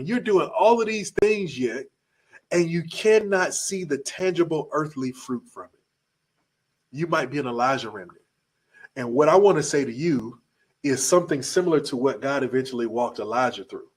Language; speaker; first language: English; native; English